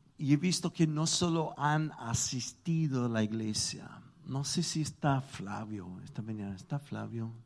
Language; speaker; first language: Spanish; non-native, fluent; English